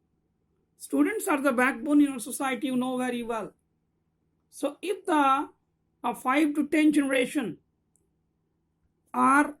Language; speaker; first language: English; non-native, local second language; Bangla